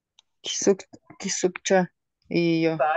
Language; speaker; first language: Korean; non-native, learner; Kyrgyz